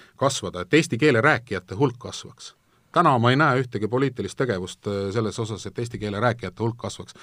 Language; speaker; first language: Estonian; native; Estonian